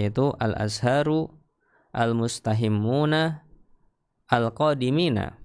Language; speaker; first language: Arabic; non-native, fluent; Indonesian